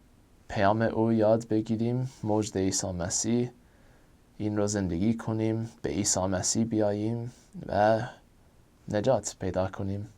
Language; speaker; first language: Persian; non-native, fluent; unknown